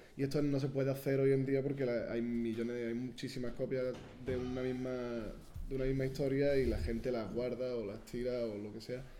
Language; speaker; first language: Spanish; native; Spanish